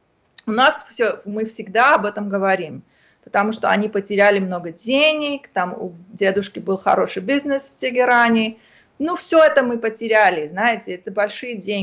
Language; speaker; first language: Russian; non-native, fluent; Armenian